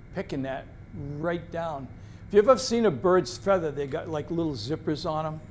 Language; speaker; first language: English; native; English